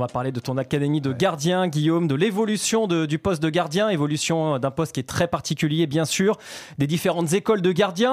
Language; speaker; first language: French; native; French